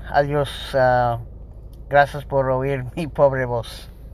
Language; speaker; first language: Spanish; non-native, learner; English